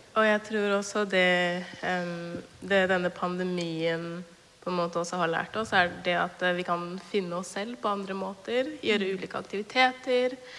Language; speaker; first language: Norwegian; early bilingual, other home language; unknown